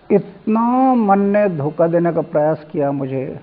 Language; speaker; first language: Hindi; non-native, local second language; Marathi